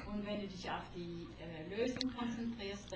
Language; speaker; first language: German; non-native, fluent; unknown